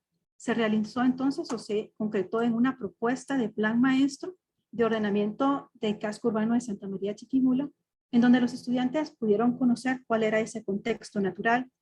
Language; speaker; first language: Spanish; native; Spanish